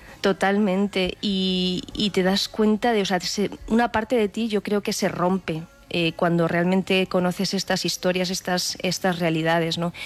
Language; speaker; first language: Spanish; native; Spanish